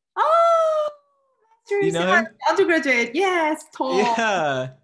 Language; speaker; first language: English; non-native, fluent; Korean